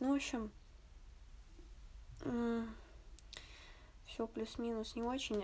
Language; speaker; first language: Russian; native; Russian